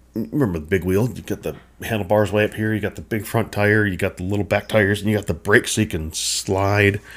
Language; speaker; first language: English; native; English